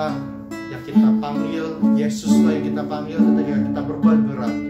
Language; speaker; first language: Indonesian; native; Indonesian